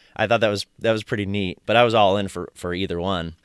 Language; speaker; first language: English; native; English